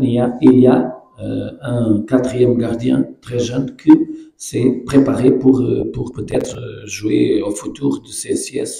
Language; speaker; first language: French; non-native, fluent; Portuguese